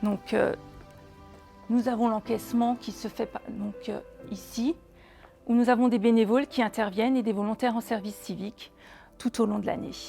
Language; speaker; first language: French; native; French